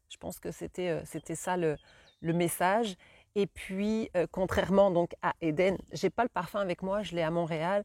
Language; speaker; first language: French; native; French